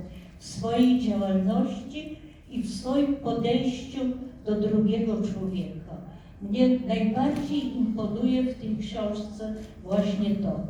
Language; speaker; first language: Polish; non-native, fluent; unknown